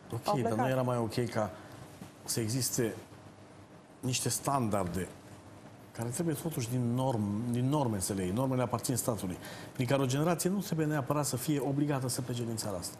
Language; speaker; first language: Romanian; native; Romanian